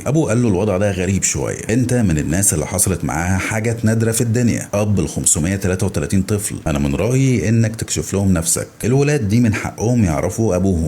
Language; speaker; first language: Arabic; native; Arabic